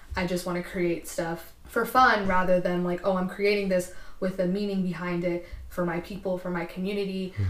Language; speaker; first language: English; native; English